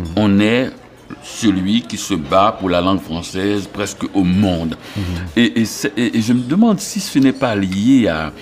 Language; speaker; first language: French; non-native, local second language; Haitian Creole